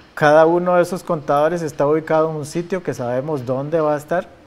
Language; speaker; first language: Spanish; native; Spanish